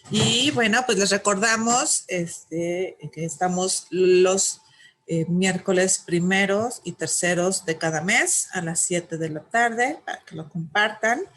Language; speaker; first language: Spanish; native; Spanish